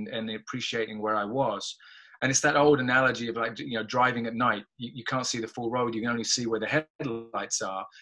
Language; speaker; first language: English; native; English